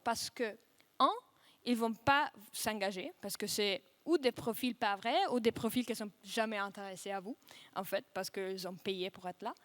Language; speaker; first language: French; non-native, fluent; Russian